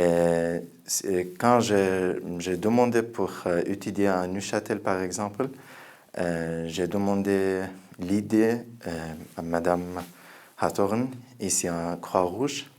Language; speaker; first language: French; non-native, learner; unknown